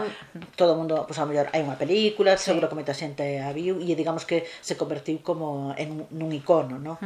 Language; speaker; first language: Galician; native; Galician